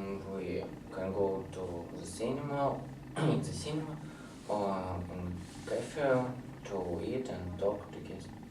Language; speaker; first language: English; non-native, learner; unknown